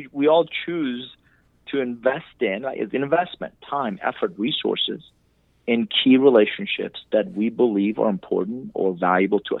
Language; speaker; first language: English; non-native, fluent; Persian